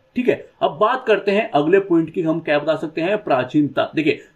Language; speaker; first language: Hindi; native; Hindi